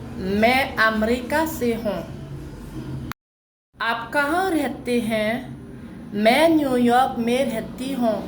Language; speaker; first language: Hindi; non-native, learner; Haitian Creole